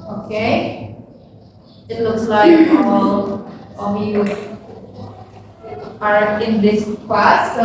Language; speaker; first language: English; non-native, fluent; Indonesian